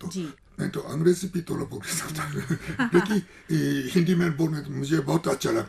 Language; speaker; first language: Hindi; non-native, fluent; Japanese